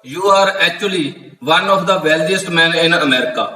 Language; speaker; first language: English; non-native, local second language; Punjabi